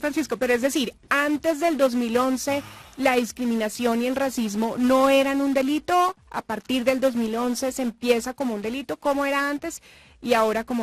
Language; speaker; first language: Spanish; native; Spanish